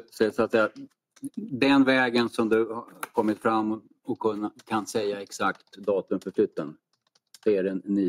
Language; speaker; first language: Swedish; native; Swedish